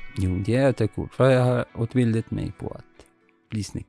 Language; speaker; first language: Swedish; non-native, learner; Arabic